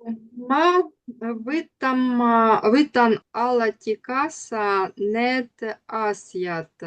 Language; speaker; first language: Estonian; non-native, learner; Russian